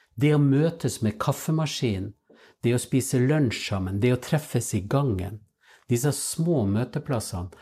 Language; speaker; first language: Norwegian; native; Norwegian